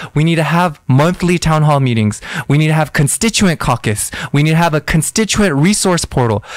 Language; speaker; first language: English; early bilingual, other home language; Korean